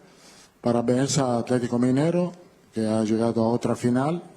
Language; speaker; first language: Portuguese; non-native, learner; Italian